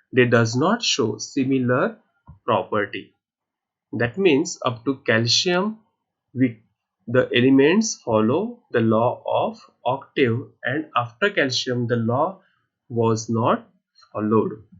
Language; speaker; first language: English; non-native, local second language; Marathi